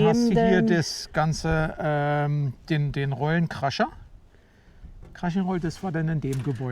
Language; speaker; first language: German; native; German